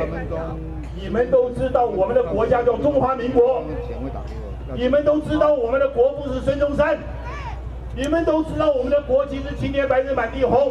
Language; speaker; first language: Chinese; native; Chinese